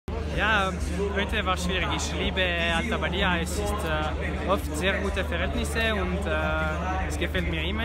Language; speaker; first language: German; non-native, fluent; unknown